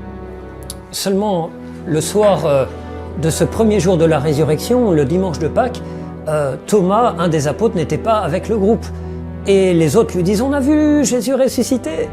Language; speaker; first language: French; native; French